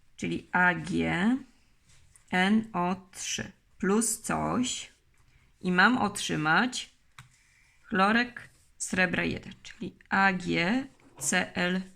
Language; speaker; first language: Polish; native; Polish